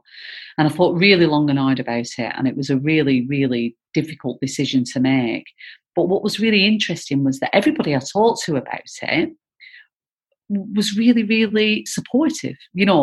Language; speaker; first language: English; native; English